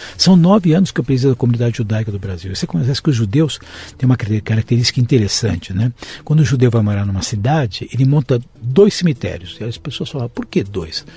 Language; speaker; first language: Portuguese; native; Portuguese